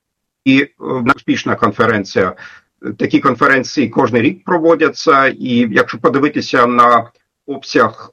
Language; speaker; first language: Ukrainian; non-native, fluent; German